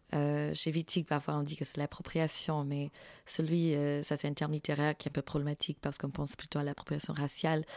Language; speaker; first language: French; non-native, fluent; English